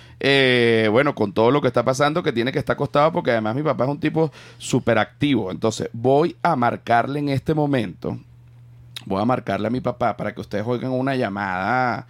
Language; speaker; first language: Spanish; native; Spanish